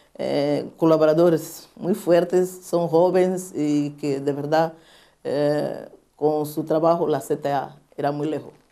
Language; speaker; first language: Spanish; non-native, fluent; Portuguese